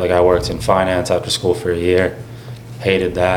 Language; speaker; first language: English; native; English